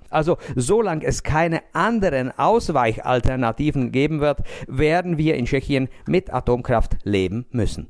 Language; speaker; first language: German; non-native, fluent; Czech